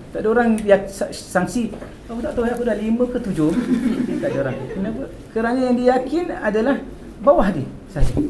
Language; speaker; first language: Malay; native; Malay